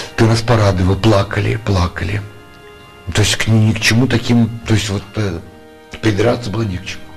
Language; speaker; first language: Ukrainian; native; Ukrainian